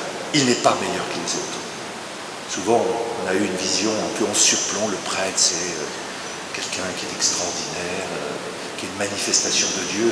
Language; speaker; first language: French; native; French